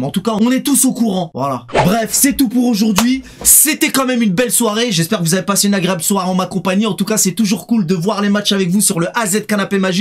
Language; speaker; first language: French; native; French